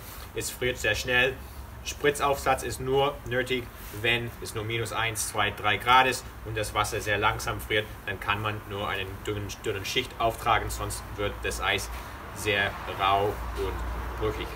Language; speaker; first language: German; non-native, fluent; English